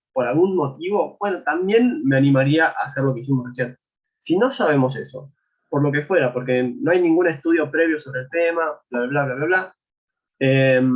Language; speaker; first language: Spanish; native; Spanish